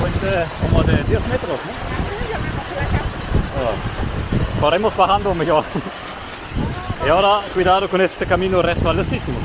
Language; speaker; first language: Spanish; non-native, fluent; German